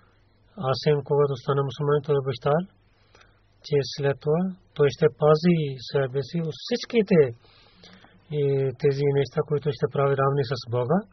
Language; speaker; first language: Bulgarian; non-native, learner; Urdu